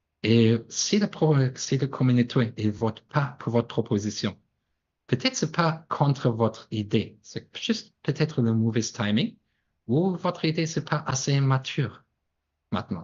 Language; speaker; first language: French; non-native, fluent; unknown